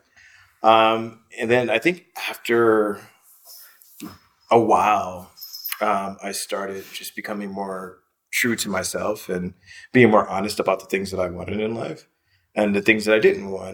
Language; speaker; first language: English; native; English